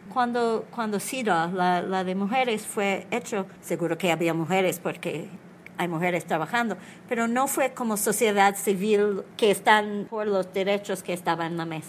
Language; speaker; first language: Spanish; non-native, learner; English